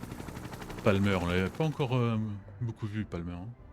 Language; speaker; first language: French; native; French